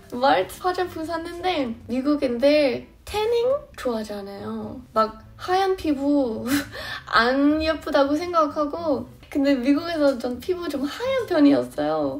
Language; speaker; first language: Korean; non-native, fluent; English